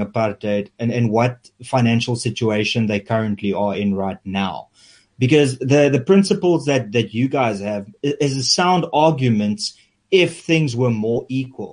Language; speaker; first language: English; non-native, local second language; Afrikaans